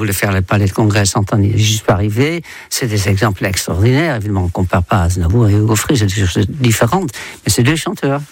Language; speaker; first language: French; non-native, fluent; Dutch